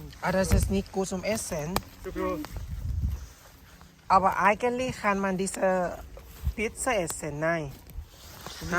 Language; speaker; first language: German; non-native, learner; Thai